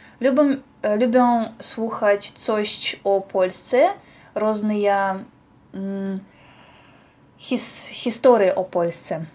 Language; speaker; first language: Polish; non-native, learner; Russian